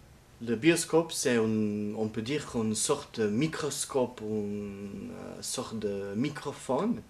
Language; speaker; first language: French; non-native, learner; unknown